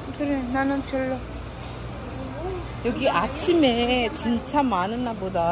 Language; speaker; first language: Korean; non-native, learner; Filipino